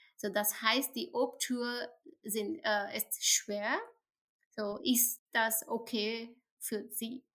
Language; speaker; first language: German; non-native, learner; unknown